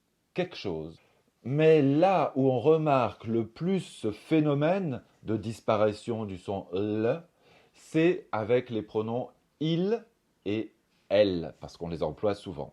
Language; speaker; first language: French; native; French